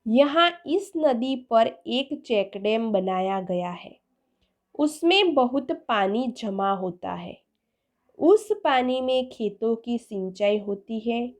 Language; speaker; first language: Hindi; non-native, local second language; Gujarati